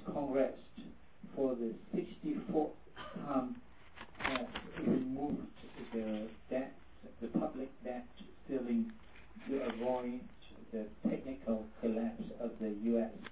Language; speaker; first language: English; non-native, fluent; Vietnamese